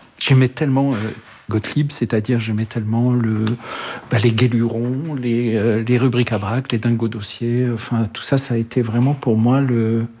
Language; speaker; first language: French; early bilingual, other home language; Arabic